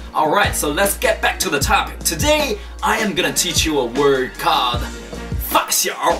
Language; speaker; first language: English; non-native, fluent; Chinese